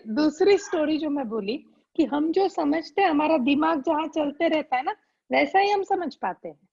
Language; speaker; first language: Hindi; non-native, local second language; Gujarati